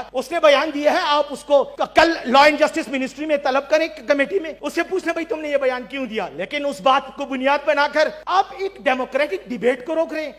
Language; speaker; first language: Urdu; non-native, local second language; Pashto